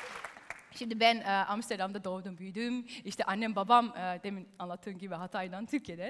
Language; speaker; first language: Turkish; early bilingual, heritage; Turkish